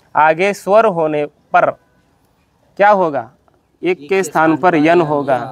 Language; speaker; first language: Hindi; non-native, local second language; Marathi